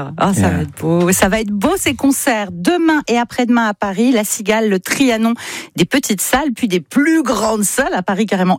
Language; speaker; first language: French; native; French